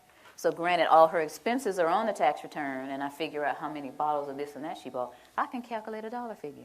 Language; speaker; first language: English; native; English